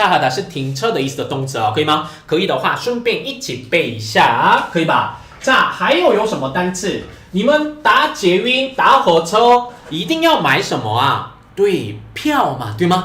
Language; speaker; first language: Chinese; non-native, fluent; Korean